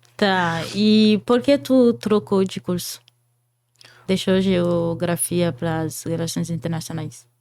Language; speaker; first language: Portuguese; non-native, fluent; Haitian Creole